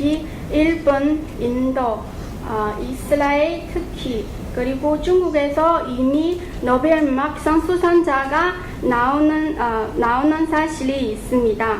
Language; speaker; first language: Korean; non-native, fluent; Chinese